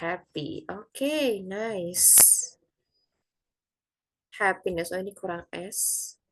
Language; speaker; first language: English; non-native, fluent; Indonesian